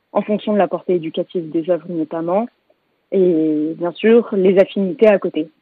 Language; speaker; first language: French; native; French